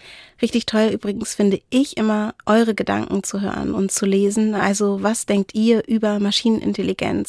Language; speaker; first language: German; native; German